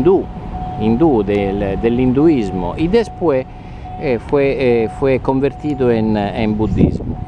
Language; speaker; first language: Spanish; non-native, learner; Italian